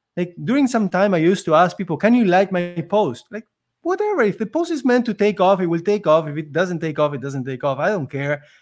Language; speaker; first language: English; non-native, fluent; Spanish